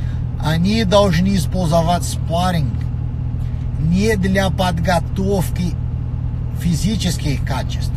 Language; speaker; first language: Russian; non-native, learner; Portuguese